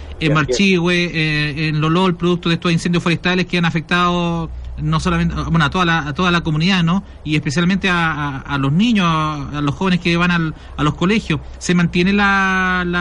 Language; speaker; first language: Spanish; native; Spanish